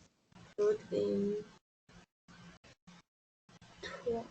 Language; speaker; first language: English; non-native, learner; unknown